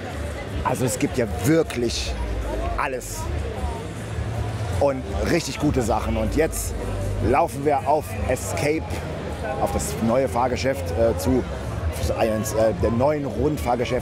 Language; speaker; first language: German; native; German